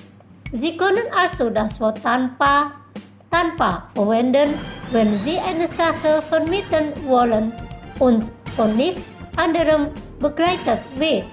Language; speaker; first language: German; non-native, fluent; Indonesian